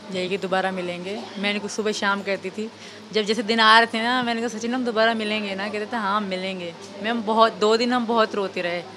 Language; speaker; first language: Urdu; non-native, local second language; Sindhi